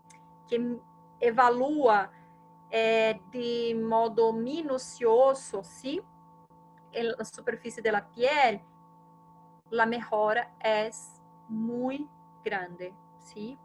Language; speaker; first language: Spanish; non-native, fluent; Portuguese